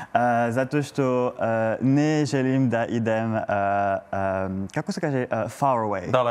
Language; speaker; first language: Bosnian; non-native, learner; French